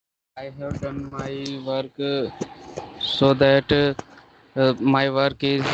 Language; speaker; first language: English; non-native, learner; Hindi